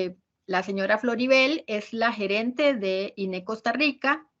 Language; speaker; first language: Spanish; native; Spanish